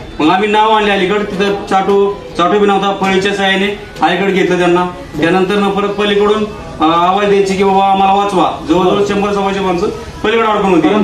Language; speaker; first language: Marathi; native; Marathi